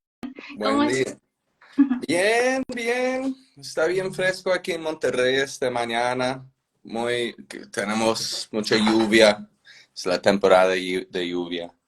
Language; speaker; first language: Spanish; non-native, fluent; English